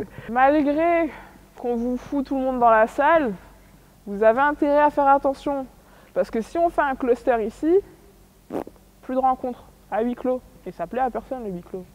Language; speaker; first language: French; native; French